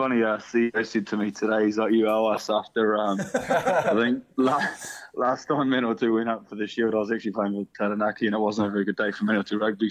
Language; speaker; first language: English; native; English